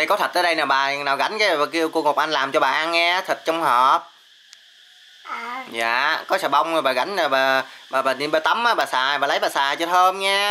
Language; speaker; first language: Vietnamese; native; Vietnamese